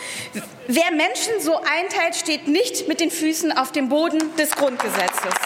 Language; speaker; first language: German; early bilingual, other home language; Persian